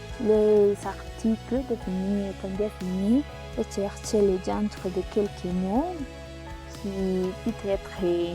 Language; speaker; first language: French; non-native, learner; Spanish